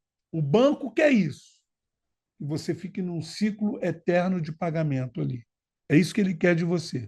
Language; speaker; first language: Portuguese; native; Portuguese